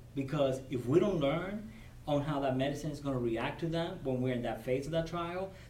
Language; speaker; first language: English; non-native, fluent; Spanish